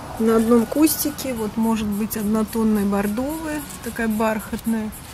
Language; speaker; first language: Russian; native; Russian